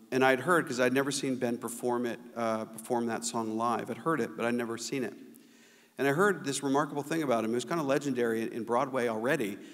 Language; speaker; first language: English; native; English